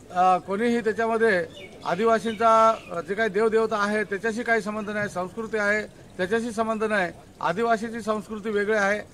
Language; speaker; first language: Marathi; non-native, local second language; Kukna